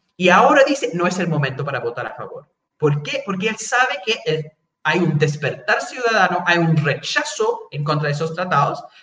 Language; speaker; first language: Spanish; non-native, fluent; English